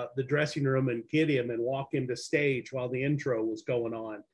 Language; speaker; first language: English; native; English